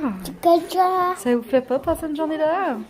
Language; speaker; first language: French; native; French